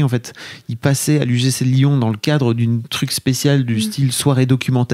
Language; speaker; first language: French; native; French